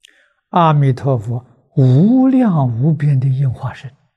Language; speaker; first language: Chinese; native; Chinese